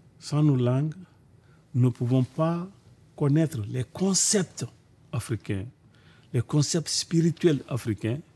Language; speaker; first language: French; non-native, local second language; Bambara